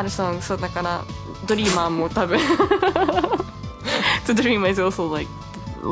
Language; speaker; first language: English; non-native, fluent; Japanese